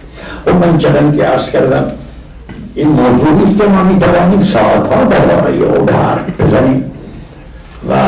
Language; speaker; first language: Persian; non-native, fluent; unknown